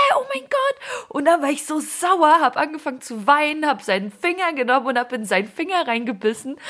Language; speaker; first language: German; early bilingual, other home language; Ukrainian